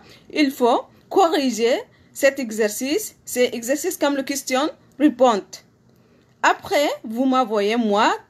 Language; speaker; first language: French; non-native, learner; Arabic